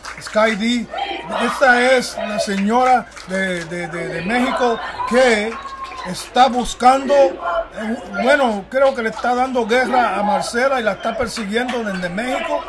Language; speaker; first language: Spanish; early bilingual, heritage; Spanish